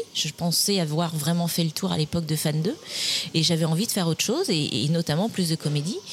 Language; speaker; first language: French; native; French